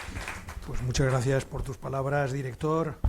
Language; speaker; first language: Spanish; native; Spanish